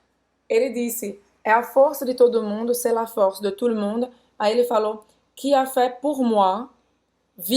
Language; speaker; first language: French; non-native, fluent; Portuguese